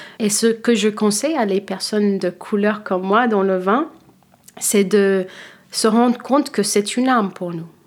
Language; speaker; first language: French; non-native, fluent; Kabuverdianu